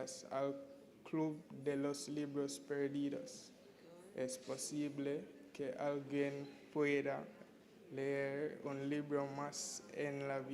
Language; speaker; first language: Spanish; non-native, learner; English